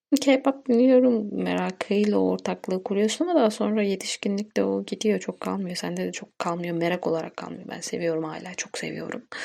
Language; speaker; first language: Turkish; non-native, local second language; Kurdish